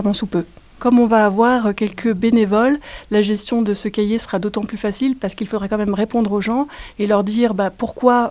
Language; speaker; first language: French; native; French